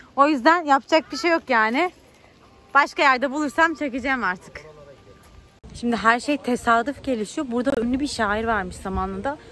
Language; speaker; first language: Turkish; native; Turkish